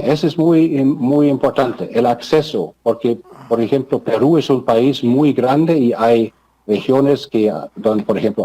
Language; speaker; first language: Spanish; non-native, fluent; German